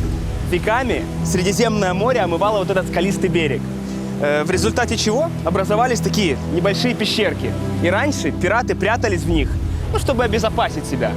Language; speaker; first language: Russian; native; Russian